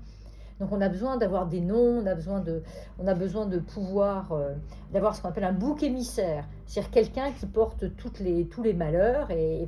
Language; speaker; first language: French; native; French